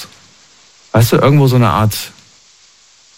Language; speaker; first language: German; native; German